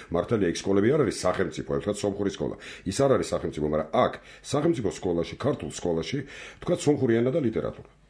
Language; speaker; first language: Georgian; non-native, local second language; Armenian